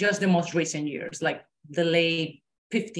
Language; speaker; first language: English; non-native, fluent; Spanish